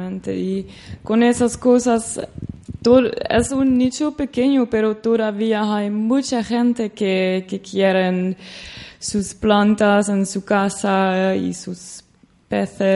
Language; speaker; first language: Spanish; non-native, learner; Dutch